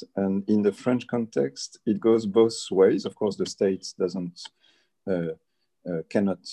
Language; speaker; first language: English; early bilingual, other home language; Spanish